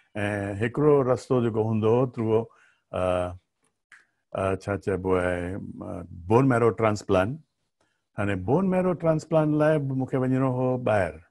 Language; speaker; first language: Sindhi; early bilingual, heritage; Sindhi